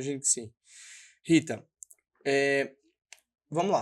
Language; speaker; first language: Portuguese; native; Portuguese